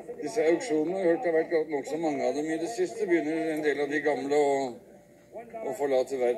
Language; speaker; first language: Norwegian; native; Norwegian